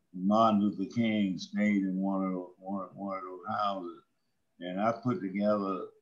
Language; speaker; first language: English; native; English